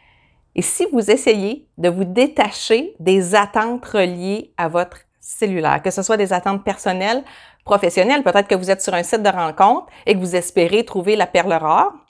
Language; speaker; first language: French; native; French